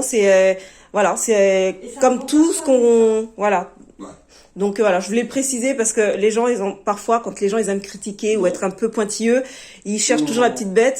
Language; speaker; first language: French; native; French